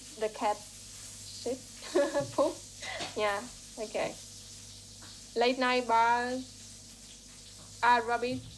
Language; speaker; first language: English; non-native, fluent; Vietnamese